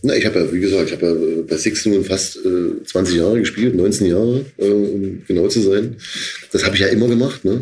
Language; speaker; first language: German; native; German